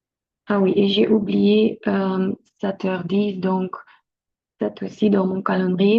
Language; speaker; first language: French; non-native, local second language; Dutch